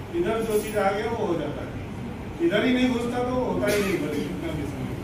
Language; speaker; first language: Hindi; native; Hindi